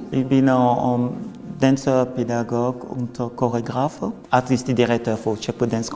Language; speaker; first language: German; non-native, learner; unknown